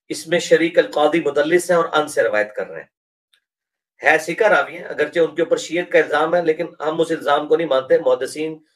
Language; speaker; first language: Urdu; native; Urdu